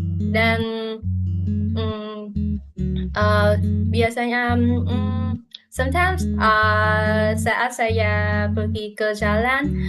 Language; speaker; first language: Indonesian; non-native, fluent; Vietnamese